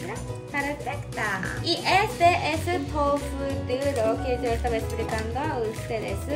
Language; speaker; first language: Spanish; non-native, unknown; Japanese